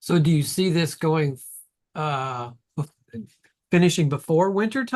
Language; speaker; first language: English; native; English